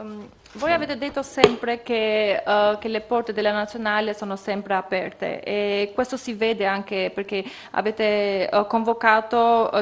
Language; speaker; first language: Italian; non-native, fluent; Albanian